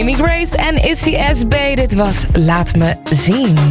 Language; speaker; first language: Dutch; native; Dutch